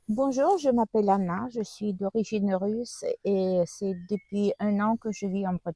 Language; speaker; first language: French; non-native, learner; Russian